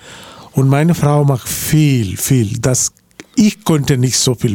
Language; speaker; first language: German; non-native, learner; Bangla